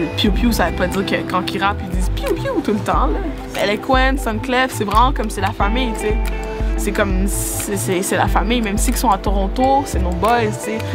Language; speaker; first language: French; native; French